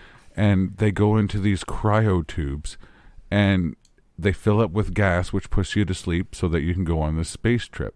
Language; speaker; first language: English; native; English